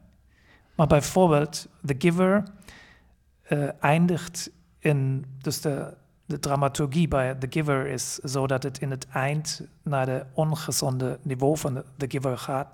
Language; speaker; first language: Dutch; non-native, fluent; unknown